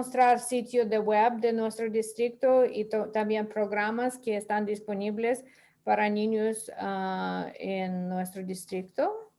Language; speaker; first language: Spanish; non-native, fluent; English